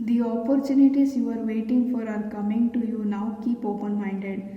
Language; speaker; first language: English; non-native, local second language; Kannada